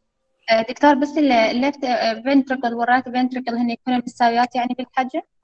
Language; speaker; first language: Arabic; native; Arabic